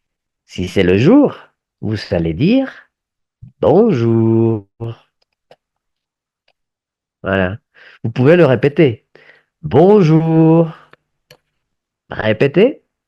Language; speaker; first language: French; non-native, fluent; Spanish